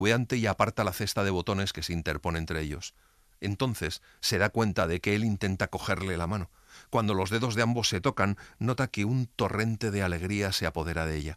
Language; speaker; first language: Spanish; native; Spanish